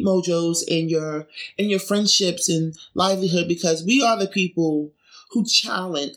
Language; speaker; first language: English; native; English